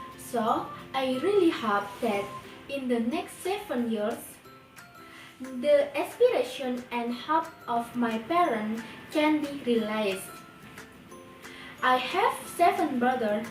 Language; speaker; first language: English; non-native, learner; Indonesian